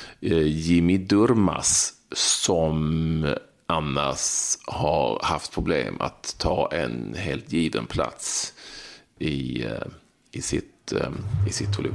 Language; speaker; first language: Swedish; native; Swedish